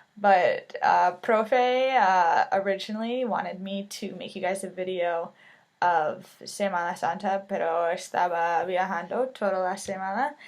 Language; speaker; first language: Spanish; non-native, fluent; English